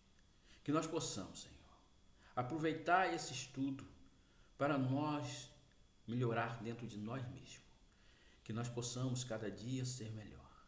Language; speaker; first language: Portuguese; native; Portuguese